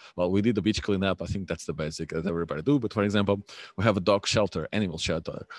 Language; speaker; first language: English; non-native, fluent; Portuguese